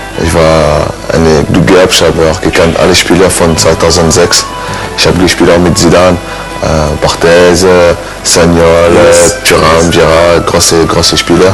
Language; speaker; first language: German; non-native, learner; French